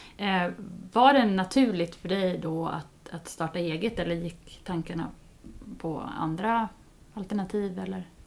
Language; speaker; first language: Swedish; native; Swedish